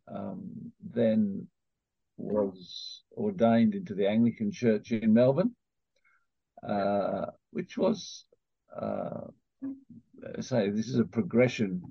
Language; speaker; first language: English; native; English